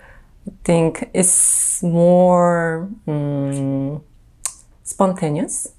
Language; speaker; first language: English; non-native, fluent; Korean